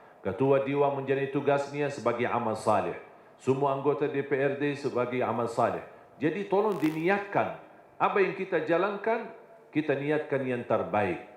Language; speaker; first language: Indonesian; non-native, fluent; Arabic